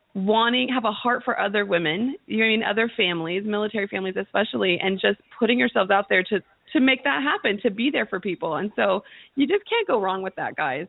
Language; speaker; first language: English; native; English